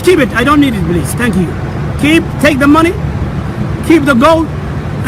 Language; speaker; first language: English; non-native, fluent; Somali